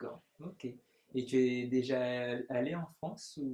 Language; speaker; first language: French; native; French